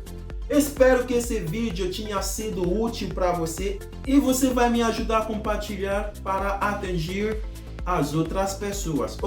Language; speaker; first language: Portuguese; non-native, fluent; Haitian Creole